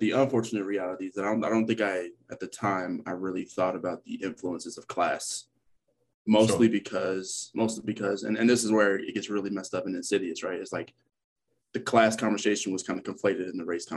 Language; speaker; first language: English; native; English